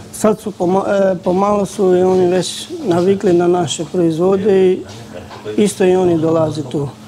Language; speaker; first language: Croatian; non-native, fluent; Albanian